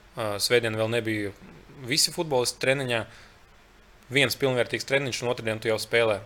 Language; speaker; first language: Latvian; early bilingual, other home language; Lithuanian